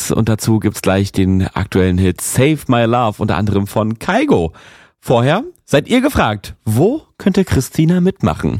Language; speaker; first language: German; native; German